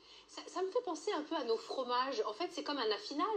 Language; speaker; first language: French; native; French